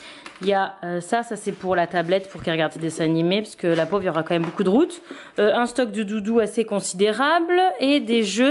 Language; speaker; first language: French; native; French